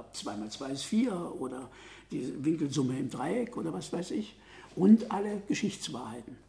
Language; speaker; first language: German; native; German